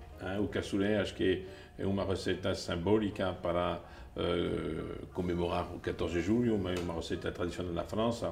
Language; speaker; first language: Portuguese; non-native, fluent; French